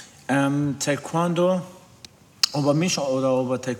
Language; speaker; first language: German; non-native, learner; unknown